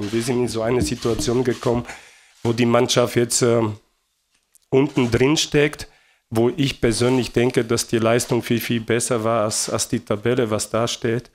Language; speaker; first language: German; non-native, fluent; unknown